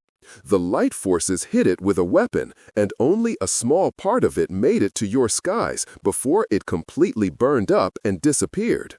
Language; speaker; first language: English; non-native, fluent; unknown